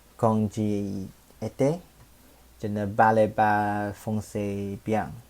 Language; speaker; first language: French; non-native, learner; Chinese